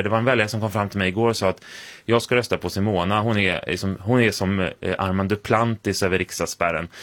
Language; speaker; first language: Swedish; native; Swedish